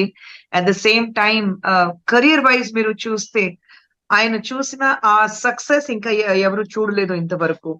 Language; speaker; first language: Telugu; non-native, fluent; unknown